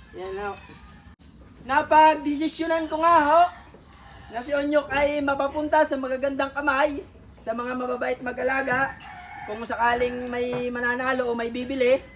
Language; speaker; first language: Filipino; native; Filipino